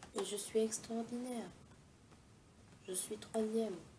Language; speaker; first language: French; native; French